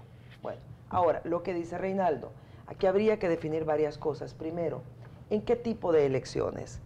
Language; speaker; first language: Spanish; native; Spanish